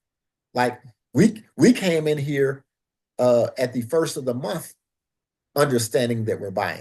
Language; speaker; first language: English; native; English